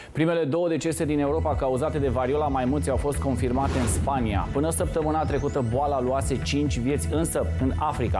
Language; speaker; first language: Romanian; native; Romanian